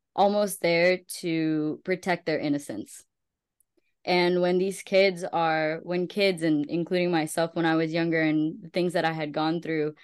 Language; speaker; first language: English; early bilingual, other home language; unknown